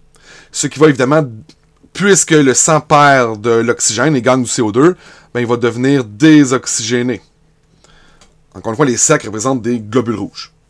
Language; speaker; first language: French; native; French